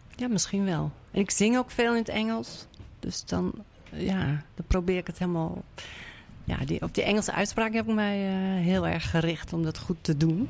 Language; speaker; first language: Dutch; native; Dutch